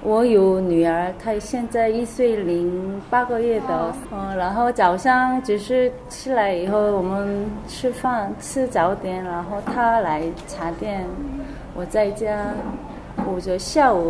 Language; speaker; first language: Chinese; non-native, learner; Korean